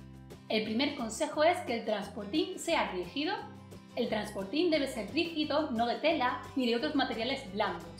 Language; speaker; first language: Spanish; native; Spanish